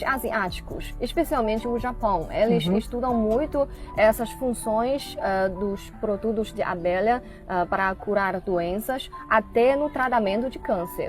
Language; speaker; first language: Portuguese; non-native, fluent; Chinese